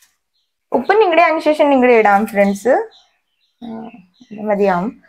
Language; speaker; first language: Malayalam; non-native, learner; Hindi